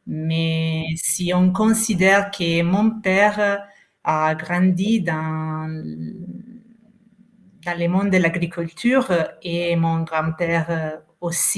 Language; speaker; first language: French; non-native, fluent; Italian